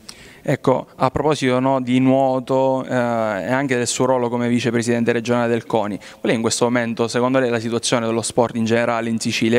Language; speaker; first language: Italian; native; Italian